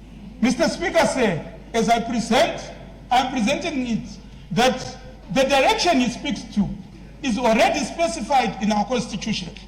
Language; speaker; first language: English; non-native, local second language; Shona